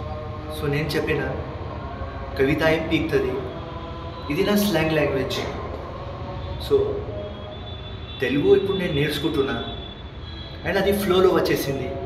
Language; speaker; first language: Telugu; non-native, local second language; Urdu